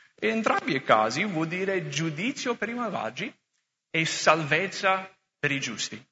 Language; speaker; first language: Italian; non-native, fluent; English